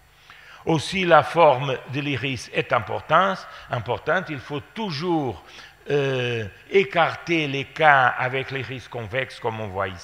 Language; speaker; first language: French; non-native, fluent; Portuguese